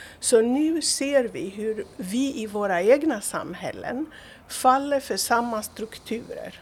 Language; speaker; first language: Swedish; non-native, fluent; Greek